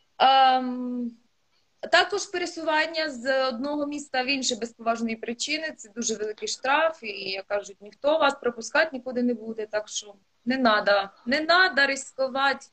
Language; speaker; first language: Ukrainian; non-native, local second language; Russian